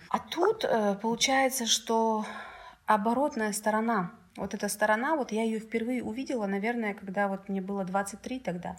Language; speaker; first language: Russian; native; Russian